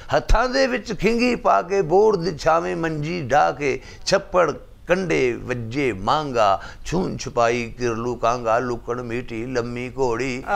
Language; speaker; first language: Punjabi; native; Punjabi